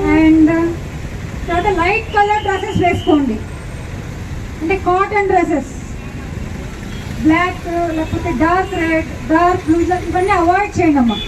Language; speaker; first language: Telugu; native; Telugu